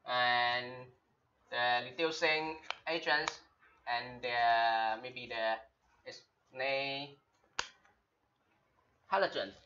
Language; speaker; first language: English; non-native, learner; Chinese